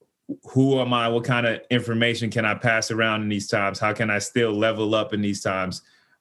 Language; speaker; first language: English; native; English